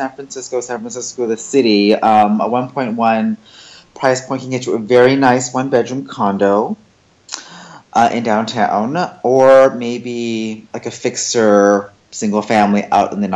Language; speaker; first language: English; early bilingual, other home language; Chinese